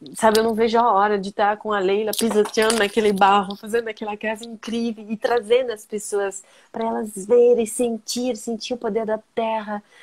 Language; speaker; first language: Portuguese; non-native, fluent; French